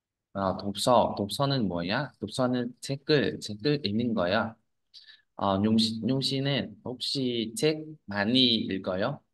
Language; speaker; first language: Korean; non-native, fluent; Vietnamese